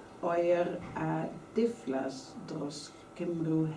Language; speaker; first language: Welsh; non-native, learner; English